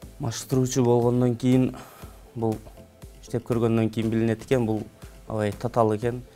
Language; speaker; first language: Kyrgyz; native; Kyrgyz